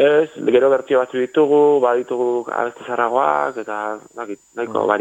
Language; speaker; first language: Basque; native; Basque